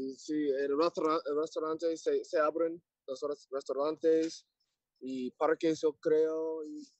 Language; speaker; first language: Spanish; non-native, learner; English